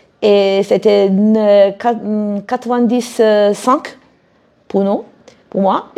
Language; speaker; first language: French; non-native, fluent; Italian